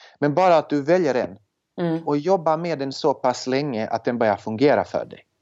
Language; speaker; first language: Swedish; non-native, fluent; Serbian